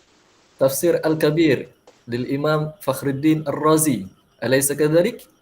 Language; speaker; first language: Arabic; non-native, fluent; Malay